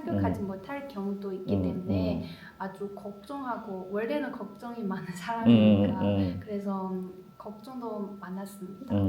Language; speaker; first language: Korean; non-native, learner; Chinese